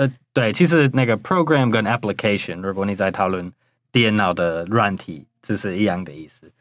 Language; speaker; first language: Chinese; non-native, fluent; English